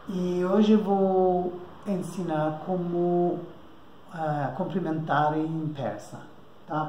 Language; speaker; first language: Portuguese; non-native, fluent; Persian